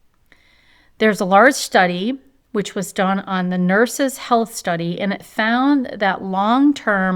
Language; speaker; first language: English; native; English